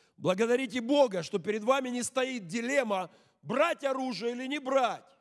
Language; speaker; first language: Russian; native; Russian